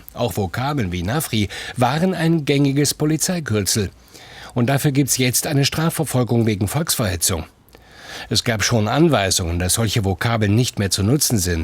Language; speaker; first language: German; native; German